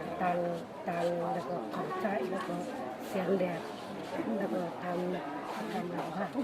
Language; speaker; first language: Thai; non-native, learner; Shan